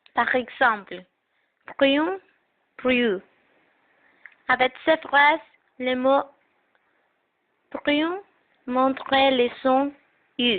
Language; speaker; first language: French; non-native, learner; Spanish